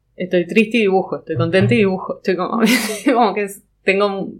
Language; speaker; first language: Spanish; native; Spanish